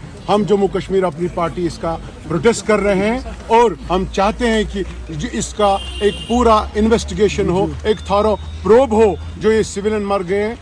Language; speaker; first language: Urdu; non-native, local second language; Kashmiri